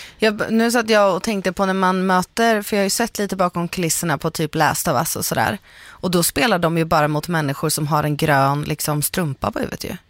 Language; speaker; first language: Swedish; native; Swedish